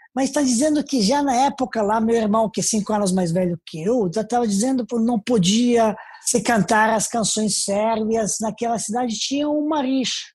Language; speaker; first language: Portuguese; non-native, fluent; Serbian